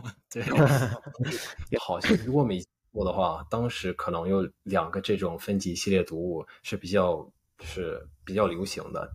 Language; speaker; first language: Chinese; non-native, fluent; English